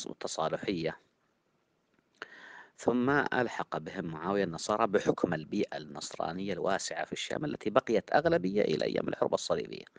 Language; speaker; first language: Arabic; native; Arabic